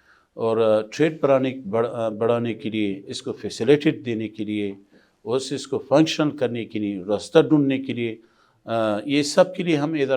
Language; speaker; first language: Hindi; non-native, fluent; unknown